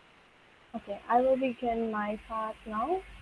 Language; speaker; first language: English; native; English